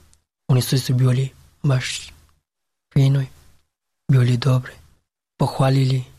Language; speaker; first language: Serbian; non-native, learner; Pashto